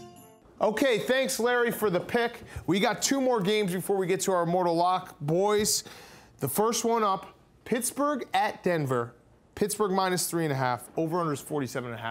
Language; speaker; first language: English; native; English